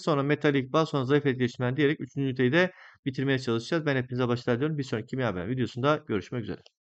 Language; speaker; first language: Turkish; native; Turkish